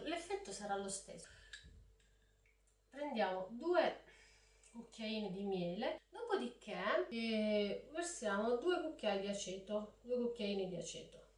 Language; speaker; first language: Italian; native; Italian